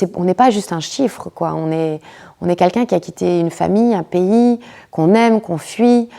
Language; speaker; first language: French; early bilingual, other home language; Spanish